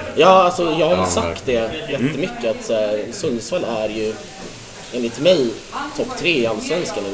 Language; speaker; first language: Swedish; native; Swedish